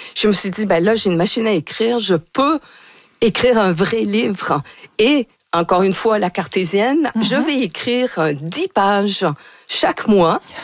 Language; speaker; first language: French; native; French